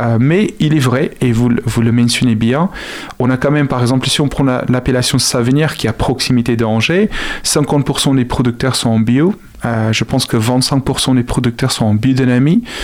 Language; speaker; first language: French; non-native, fluent; Afrikaans